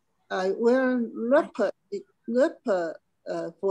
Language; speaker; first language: English; non-native, learner; Chinese